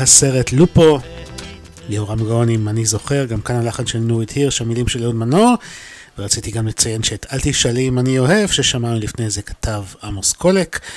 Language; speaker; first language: Hebrew; native; Hebrew